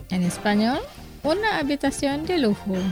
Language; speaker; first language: Spanish; non-native, fluent; Indonesian